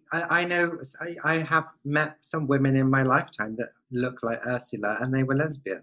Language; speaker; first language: English; native; English